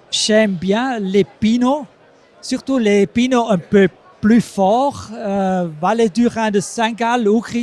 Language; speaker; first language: French; non-native, local second language; German